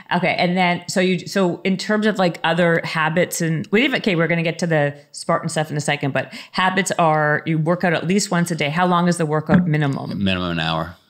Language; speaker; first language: English; native; English